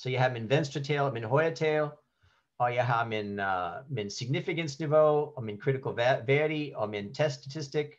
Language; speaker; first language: Danish; non-native, learner; English